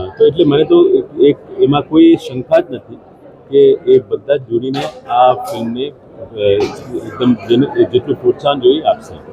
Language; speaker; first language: Gujarati; non-native, learner; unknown